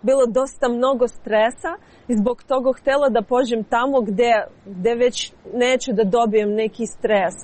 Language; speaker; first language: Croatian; non-native, learner; Ukrainian